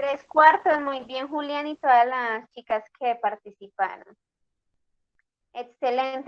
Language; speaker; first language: Spanish; native; Spanish